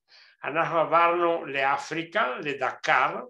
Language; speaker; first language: Hebrew; non-native, fluent; Spanish